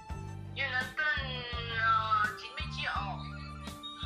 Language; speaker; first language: Chinese; non-native, learner; Vietnamese